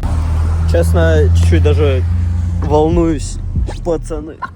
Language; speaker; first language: Russian; native; Russian